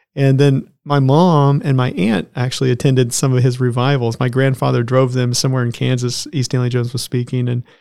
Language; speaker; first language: English; native; English